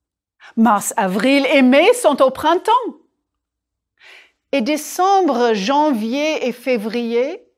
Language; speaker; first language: French; non-native, fluent; English